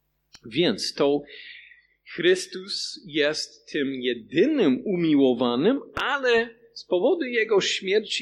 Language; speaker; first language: Polish; non-native, fluent; English